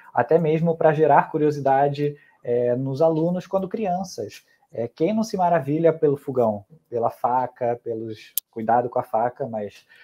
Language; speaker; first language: Portuguese; native; Portuguese